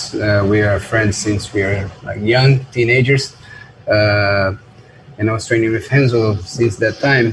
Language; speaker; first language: English; non-native, fluent; Portuguese